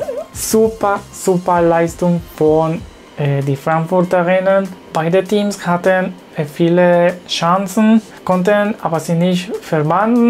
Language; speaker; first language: German; non-native, learner; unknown